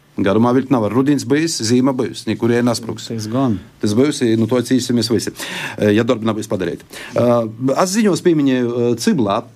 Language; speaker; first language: Latvian; native; Latvian